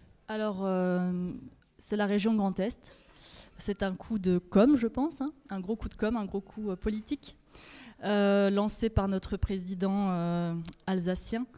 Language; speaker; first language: French; native; French